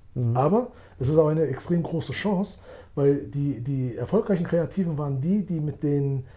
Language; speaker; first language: German; early bilingual, other home language; Albanian